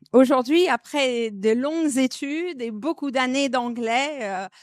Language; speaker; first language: French; non-native, fluent; English